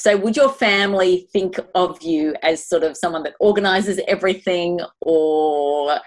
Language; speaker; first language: English; native; English